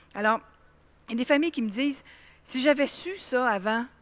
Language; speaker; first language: French; native; French